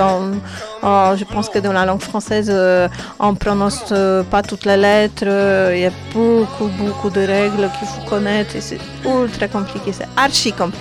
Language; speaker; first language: French; non-native, fluent; Polish